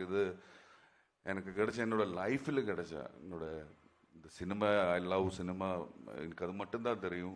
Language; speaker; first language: Tamil; non-native, learner; Malayalam